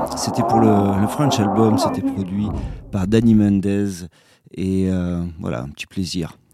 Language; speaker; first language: French; native; French